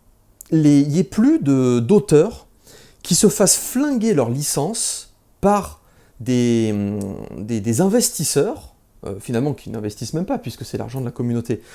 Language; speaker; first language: French; native; French